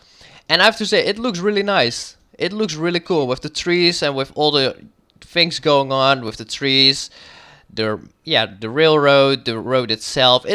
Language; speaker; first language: English; non-native, fluent; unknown